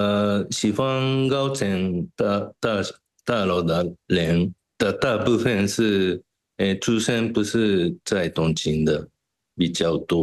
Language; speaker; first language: Chinese; non-native, learner; Japanese